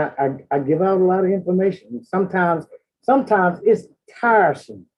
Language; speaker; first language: English; native; English